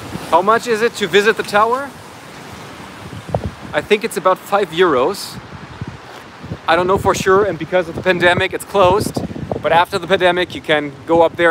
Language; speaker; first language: English; non-native, fluent; German